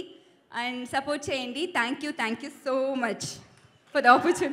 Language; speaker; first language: Telugu; non-native, learner; Tamil